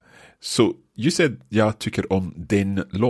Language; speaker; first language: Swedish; non-native, learner; English